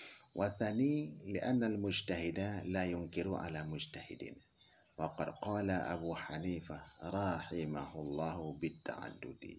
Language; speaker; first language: Arabic; non-native, fluent; Achinese